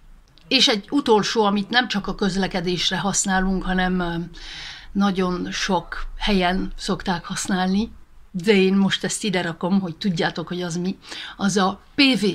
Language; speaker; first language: Hungarian; early bilingual, heritage; Hungarian